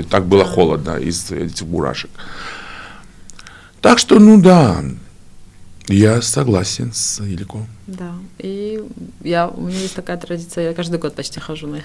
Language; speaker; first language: Russian; non-native, fluent; Georgian